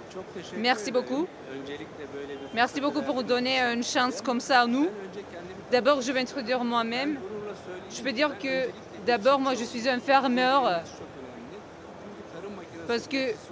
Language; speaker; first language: French; non-native, learner; Turkish